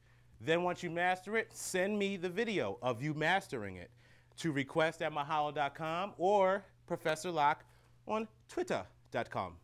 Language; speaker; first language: English; native; English